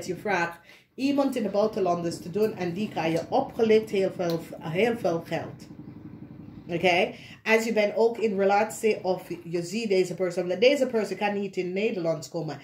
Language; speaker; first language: Dutch; non-native, learner; English